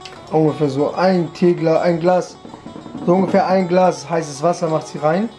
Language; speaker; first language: German; early bilingual, other home language; Kurdish